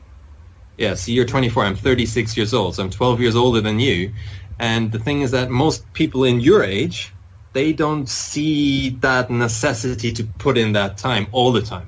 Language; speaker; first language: English; non-native, fluent; German